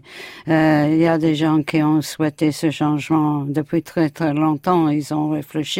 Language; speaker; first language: French; non-native, fluent; English